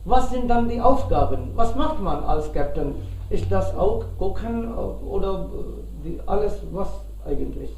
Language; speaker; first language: German; non-native, fluent; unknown